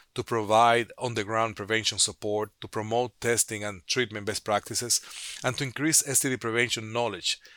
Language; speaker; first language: English; non-native, fluent; Spanish